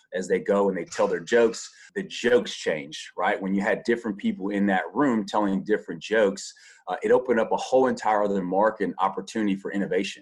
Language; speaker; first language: English; native; English